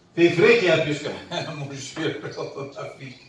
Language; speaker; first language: French; non-native, local second language; Arabic